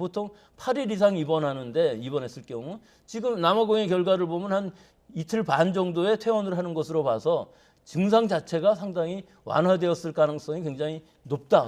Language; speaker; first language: Korean; native; Korean